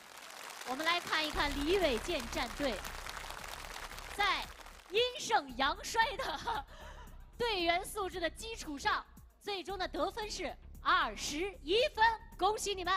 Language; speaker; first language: Chinese; native; Chinese